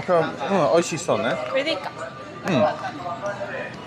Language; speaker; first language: Japanese; non-native, learner; Polish